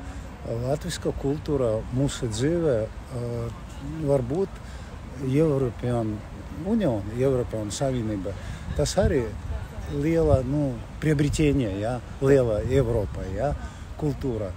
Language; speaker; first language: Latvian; non-native, local second language; Russian